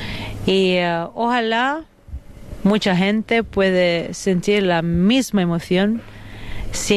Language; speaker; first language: Spanish; non-native, fluent; Italian